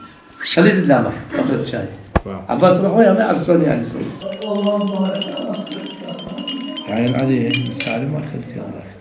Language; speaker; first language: Arabic; native; Arabic